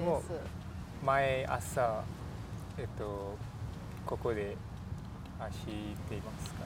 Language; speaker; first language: Japanese; non-native, learner; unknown